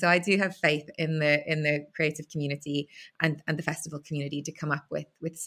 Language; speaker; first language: English; native; English